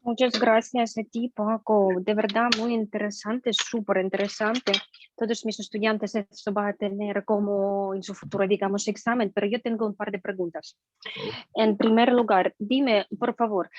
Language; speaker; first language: Spanish; non-native, fluent; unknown